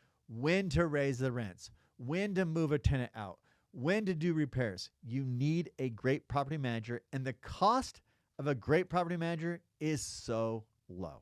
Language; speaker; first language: English; native; English